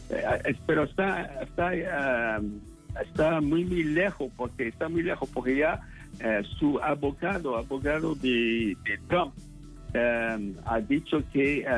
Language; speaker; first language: Spanish; non-native, fluent; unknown